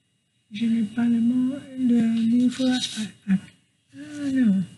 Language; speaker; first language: French; non-native, learner; English